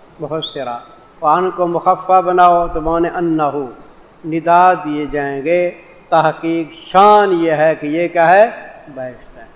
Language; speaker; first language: Urdu; non-native, local second language; Saraiki